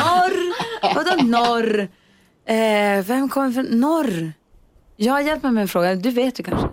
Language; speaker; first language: Swedish; native; Swedish